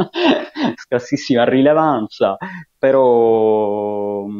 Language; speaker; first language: Italian; native; Italian